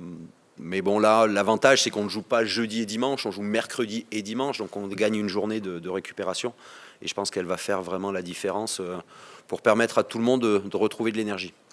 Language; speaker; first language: French; native; French